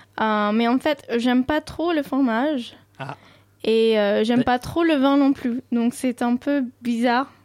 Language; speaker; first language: French; non-native, fluent; Sindhi